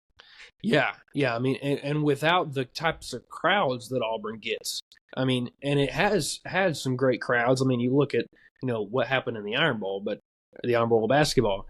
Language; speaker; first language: English; native; English